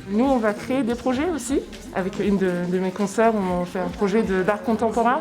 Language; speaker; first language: French; native; French